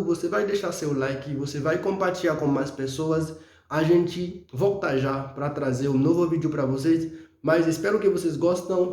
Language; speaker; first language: Portuguese; non-native, fluent; Haitian Creole